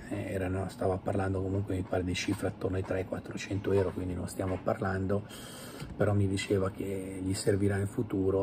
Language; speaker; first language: Italian; native; Italian